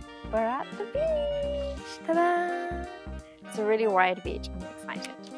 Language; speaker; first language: English; early bilingual, other home language; Japanese